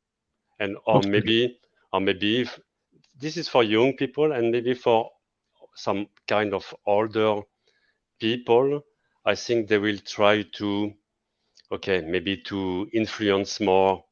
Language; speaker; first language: English; non-native, fluent; French